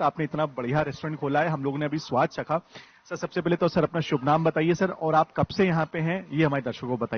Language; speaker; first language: Hindi; native; Hindi